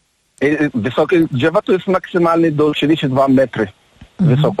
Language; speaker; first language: Polish; non-native, learner; Arabic